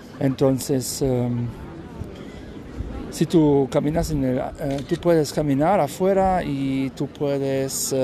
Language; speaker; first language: Spanish; non-native, learner; German